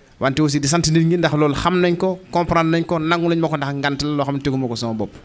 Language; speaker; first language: Wolof; native; Wolof